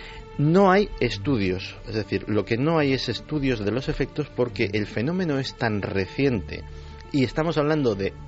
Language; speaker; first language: Spanish; native; Spanish